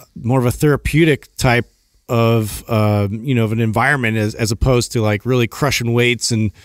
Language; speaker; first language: English; native; English